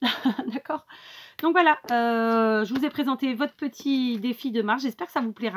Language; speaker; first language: French; native; French